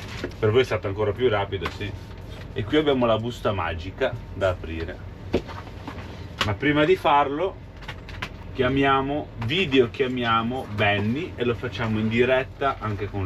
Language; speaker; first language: Italian; native; Italian